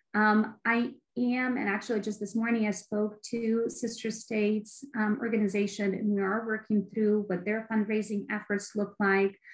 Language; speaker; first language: English; non-native, fluent; Ukrainian